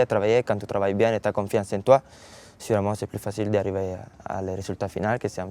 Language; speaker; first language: French; non-native, learner; Italian